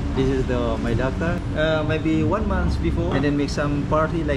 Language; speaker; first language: English; non-native, learner; Indonesian